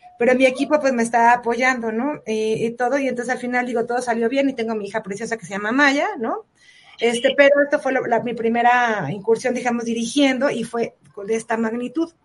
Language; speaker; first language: Spanish; native; Spanish